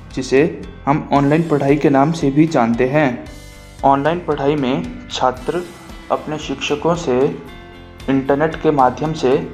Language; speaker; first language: Hindi; native; Hindi